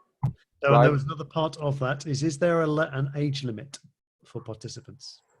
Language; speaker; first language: English; native; English